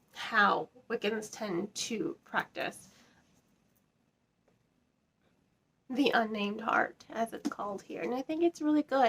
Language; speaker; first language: English; native; English